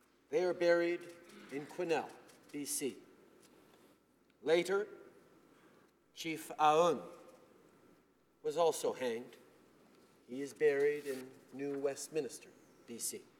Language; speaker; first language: English; early bilingual, other home language; French